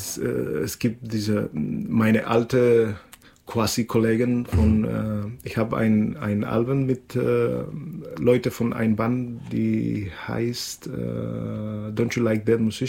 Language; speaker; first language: German; non-native, fluent; Spanish